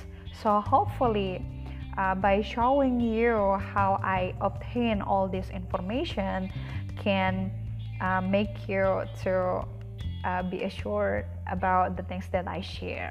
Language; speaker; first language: English; non-native, fluent; Indonesian